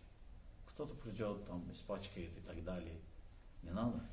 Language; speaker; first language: Russian; non-native, learner; Azerbaijani